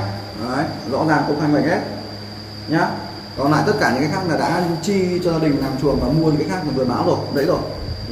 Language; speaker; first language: Vietnamese; native; Vietnamese